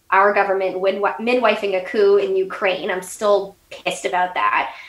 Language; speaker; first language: English; native; English